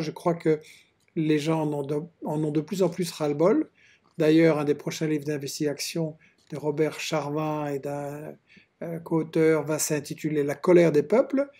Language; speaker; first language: French; native; French